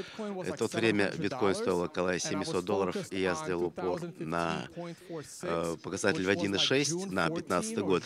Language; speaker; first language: Russian; native; Russian